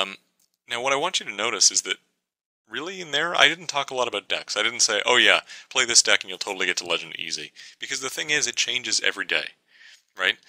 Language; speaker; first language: English; native; English